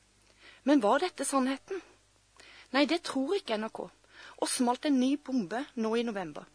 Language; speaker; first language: Norwegian; native; Norwegian